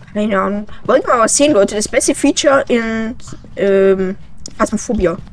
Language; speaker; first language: German; native; German